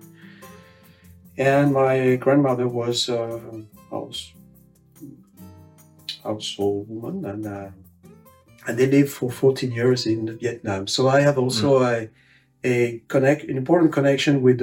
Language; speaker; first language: English; non-native, fluent; French